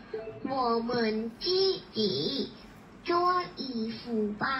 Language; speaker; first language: Chinese; non-native, learner; Thai